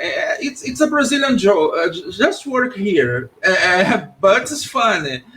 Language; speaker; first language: English; non-native, learner; Portuguese